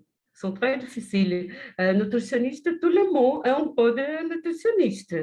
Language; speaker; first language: French; non-native, learner; Portuguese